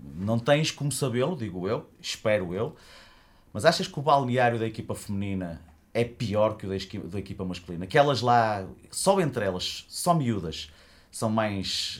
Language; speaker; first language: Portuguese; native; Portuguese